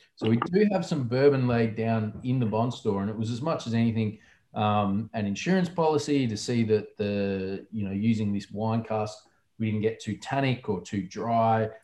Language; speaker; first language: English; native; English